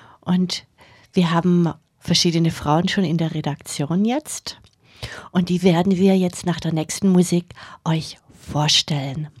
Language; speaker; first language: German; native; German